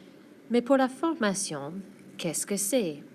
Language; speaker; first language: French; non-native, fluent; English